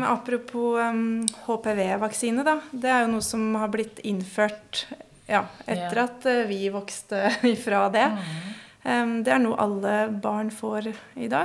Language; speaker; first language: Norwegian; native; Norwegian